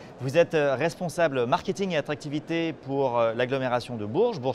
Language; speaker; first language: French; native; French